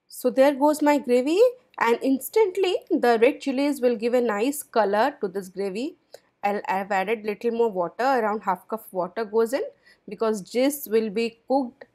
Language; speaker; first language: English; non-native, local second language; Odia